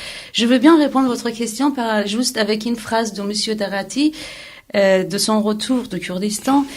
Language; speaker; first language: French; non-native, fluent; Kurdish